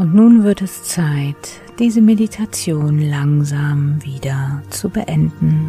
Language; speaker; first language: German; native; German